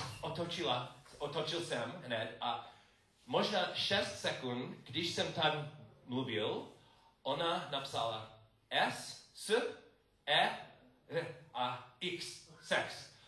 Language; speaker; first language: Czech; non-native, learner; English